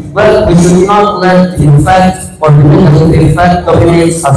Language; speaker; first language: English; non-native, fluent; Indonesian